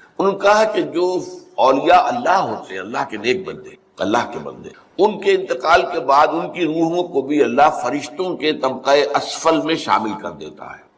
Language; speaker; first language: Urdu; native; Urdu